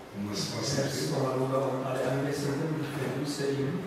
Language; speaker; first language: German; non-native, fluent; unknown